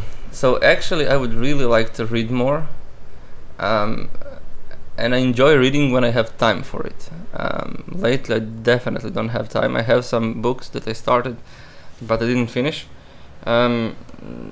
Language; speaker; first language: English; non-native, fluent; Croatian